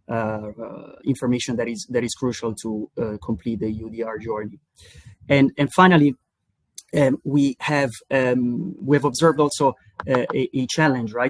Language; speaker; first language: English; non-native, fluent; Italian